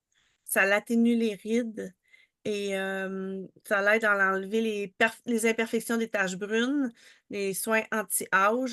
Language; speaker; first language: French; native; French